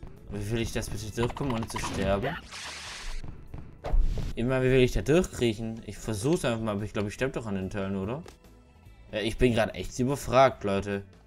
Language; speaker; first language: German; native; German